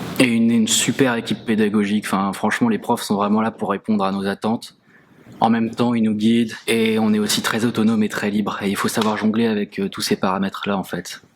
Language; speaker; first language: French; native; French